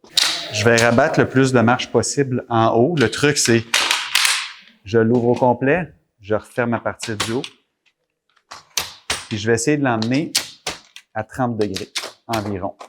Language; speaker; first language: French; native; French